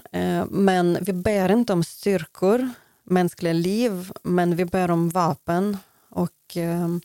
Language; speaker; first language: Swedish; non-native, fluent; Ukrainian